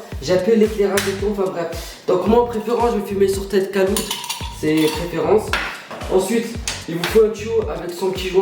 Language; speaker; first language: French; native; French